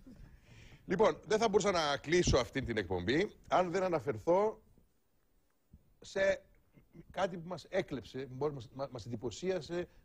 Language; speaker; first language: Greek; native; Greek